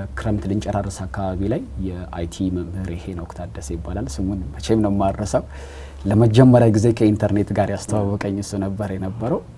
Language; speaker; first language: Amharic; native; Amharic